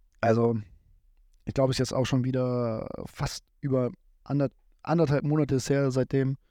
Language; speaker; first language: German; native; German